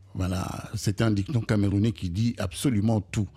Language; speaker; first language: French; non-native, local second language; Kongo